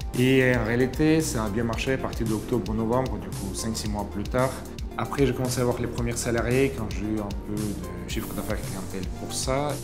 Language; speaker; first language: French; non-native, fluent; Ukrainian